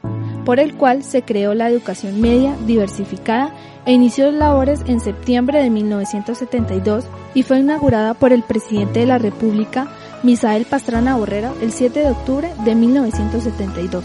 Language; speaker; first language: Spanish; native; Spanish